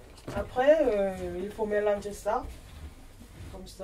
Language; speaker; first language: French; non-native, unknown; Korean